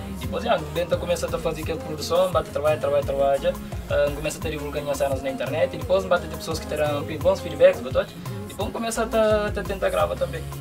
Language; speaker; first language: Portuguese; non-native, local second language; Kabuverdianu